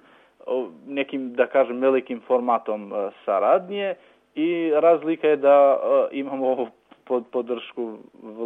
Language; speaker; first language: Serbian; non-native, local second language; Albanian